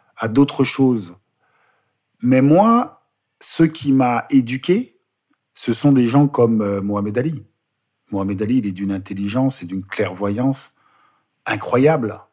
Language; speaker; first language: French; native; French